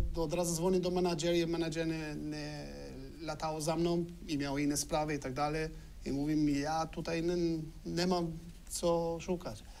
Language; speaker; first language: Polish; non-native, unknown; Albanian